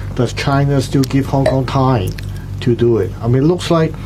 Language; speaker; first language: English; non-native, local second language; Cantonese